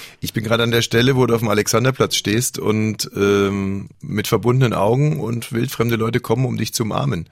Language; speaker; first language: German; native; German